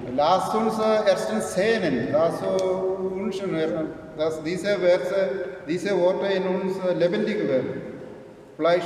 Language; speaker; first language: German; non-native, learner; Malayalam